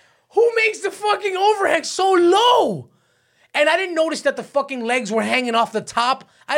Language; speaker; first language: English; early bilingual, other home language; Spanish